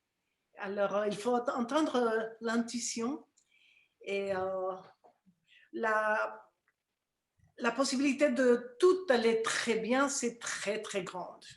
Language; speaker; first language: French; non-native, fluent; Spanish